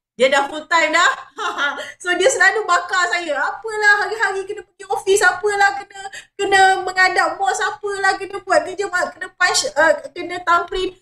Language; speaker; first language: Malay; native; Malay